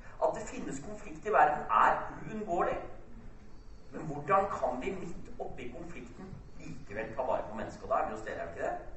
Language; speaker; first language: Norwegian; native; Norwegian